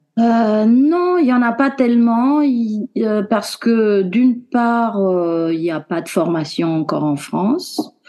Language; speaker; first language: French; non-native, fluent; Romanian